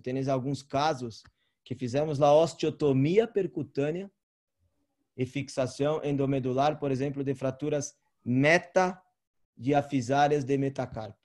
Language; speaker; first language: Spanish; non-native, learner; Portuguese